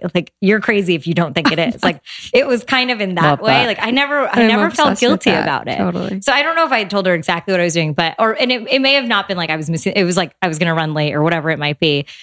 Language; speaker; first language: English; native; English